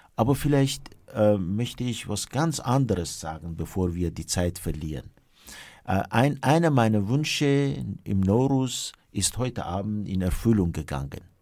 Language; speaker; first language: German; non-native, fluent; Kurdish